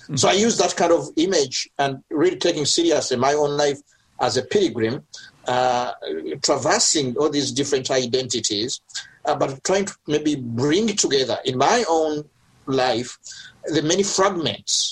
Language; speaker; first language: English; non-native, local second language; Ganda